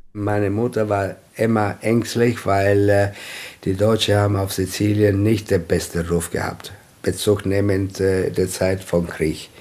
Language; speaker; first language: German; non-native, fluent; Italian